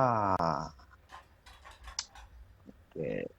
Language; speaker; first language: English; non-native, learner; Indonesian